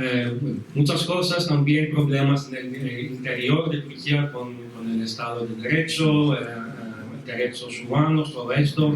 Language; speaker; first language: Spanish; non-native, fluent; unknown